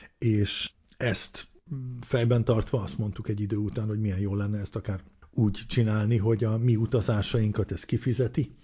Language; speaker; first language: Hungarian; early bilingual, heritage; Hungarian